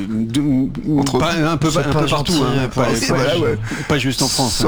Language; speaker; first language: French; native; French